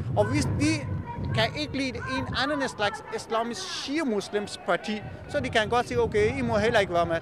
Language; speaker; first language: Danish; non-native, fluent; Persian